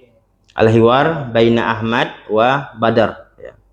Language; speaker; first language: Arabic; non-native, fluent; Indonesian